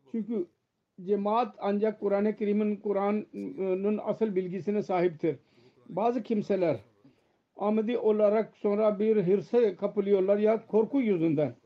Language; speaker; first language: Turkish; non-native, fluent; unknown